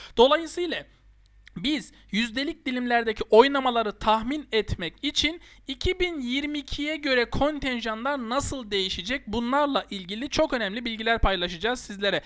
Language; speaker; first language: Turkish; native; Turkish